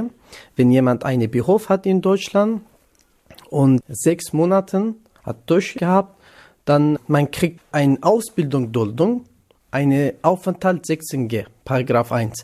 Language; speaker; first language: German; non-native, learner; Kurdish